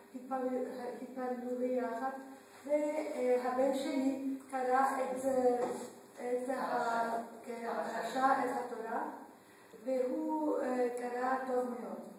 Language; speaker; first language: Hebrew; non-native, learner; Spanish